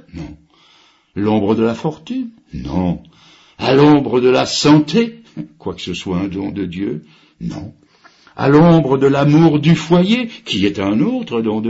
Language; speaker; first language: French; native; French